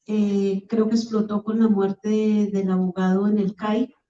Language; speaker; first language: Spanish; native; Spanish